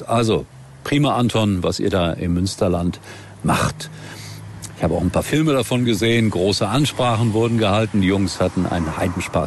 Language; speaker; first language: German; native; German